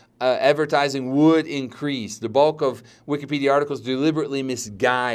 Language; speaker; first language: English; native; English